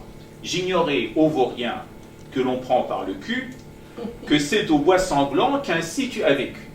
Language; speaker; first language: French; non-native, fluent; Persian